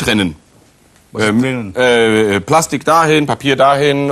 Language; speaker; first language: German; native; German